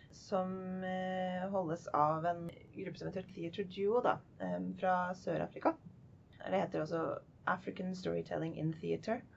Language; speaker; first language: Norwegian; non-native, fluent; English